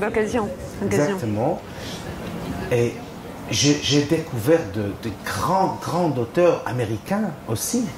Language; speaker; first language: French; non-native, fluent; Hebrew